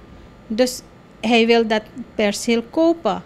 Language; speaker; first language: Dutch; non-native, local second language; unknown